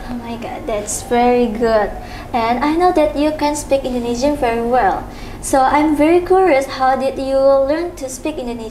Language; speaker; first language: English; non-native, local second language; Indonesian